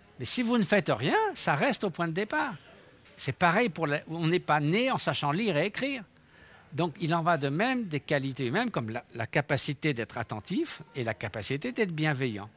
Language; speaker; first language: French; native; French